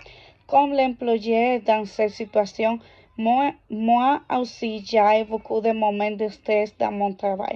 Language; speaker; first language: French; non-native, learner; Spanish